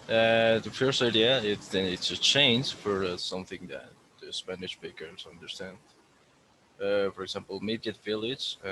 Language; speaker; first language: English; non-native, learner; Spanish